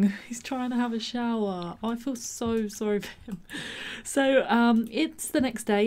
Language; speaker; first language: English; native; English